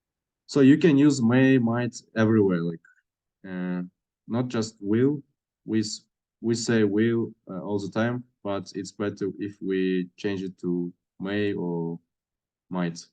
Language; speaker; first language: English; non-native, fluent; Russian